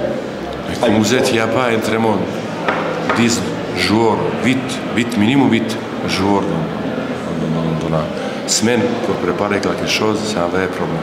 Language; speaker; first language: French; non-native, learner; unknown